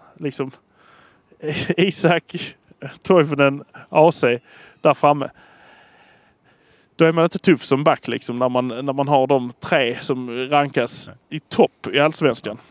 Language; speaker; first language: Swedish; native; Swedish